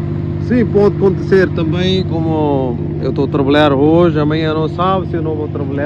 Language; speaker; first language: Portuguese; non-native, learner; Punjabi